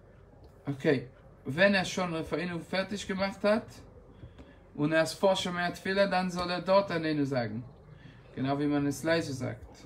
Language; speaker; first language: German; non-native, fluent; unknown